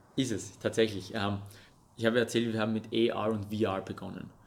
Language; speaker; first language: German; non-native, fluent; Russian